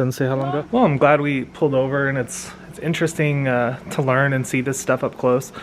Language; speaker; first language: English; native; English